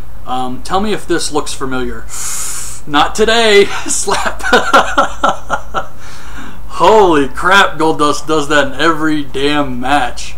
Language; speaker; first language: English; native; English